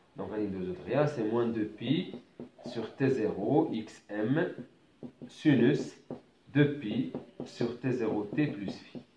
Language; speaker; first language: French; non-native, local second language; Arabic